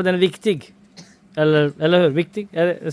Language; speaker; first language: Swedish; non-native, fluent; Urdu